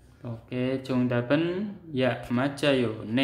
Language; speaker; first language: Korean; non-native, fluent; Indonesian